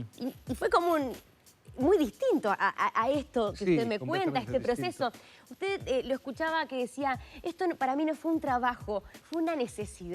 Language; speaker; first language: Spanish; native; Spanish